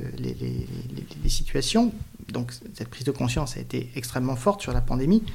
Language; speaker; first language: French; native; French